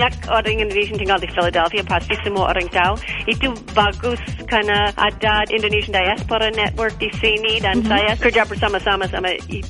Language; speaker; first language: Indonesian; non-native, learner; English